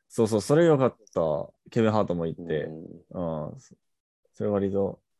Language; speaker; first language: Japanese; non-native, fluent; English